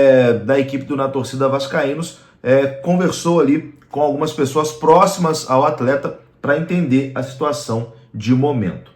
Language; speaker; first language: Portuguese; native; Portuguese